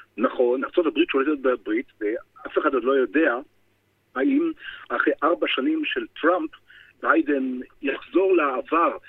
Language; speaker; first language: Hebrew; native; Hebrew